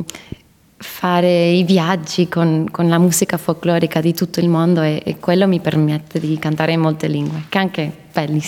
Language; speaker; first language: Italian; non-native, fluent; English